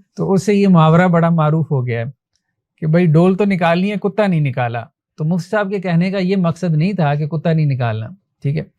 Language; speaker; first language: Urdu; non-native, local second language; Punjabi